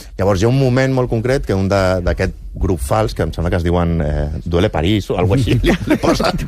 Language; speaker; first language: Catalan; native; Catalan